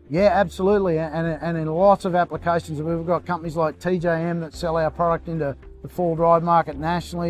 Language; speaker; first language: English; native; English